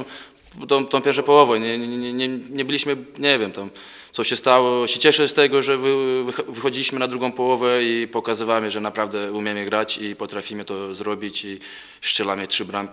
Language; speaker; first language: Polish; non-native, learner; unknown